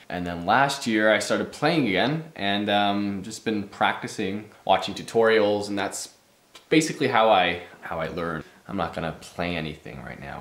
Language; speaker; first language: English; native; English